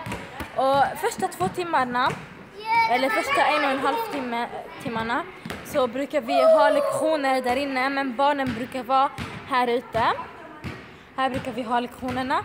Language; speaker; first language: Swedish; early bilingual, other home language; Arabic